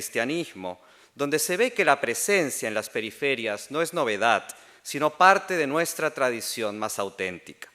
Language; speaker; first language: Spanish; native; Spanish